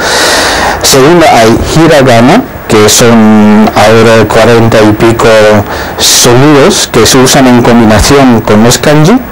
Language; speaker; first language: Spanish; non-native, fluent; Dutch